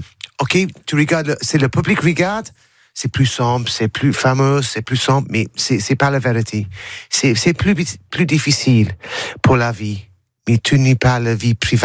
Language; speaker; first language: French; non-native, learner; English